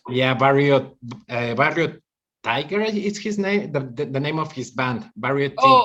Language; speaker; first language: English; non-native, fluent; Spanish